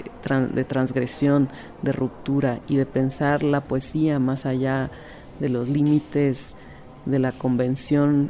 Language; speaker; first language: Spanish; native; Spanish